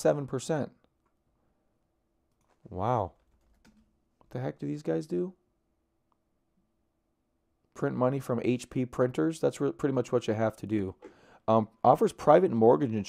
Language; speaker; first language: English; native; English